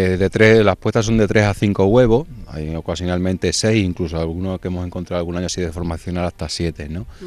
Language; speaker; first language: Spanish; native; Spanish